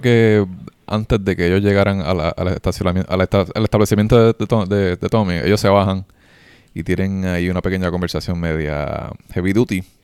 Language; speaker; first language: Spanish; native; Spanish